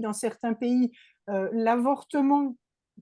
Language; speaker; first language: French; native; French